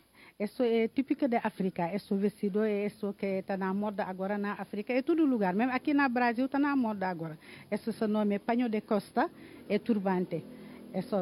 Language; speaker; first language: Portuguese; non-native, learner; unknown